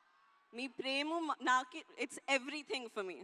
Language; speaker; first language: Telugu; non-native, learner; Hindi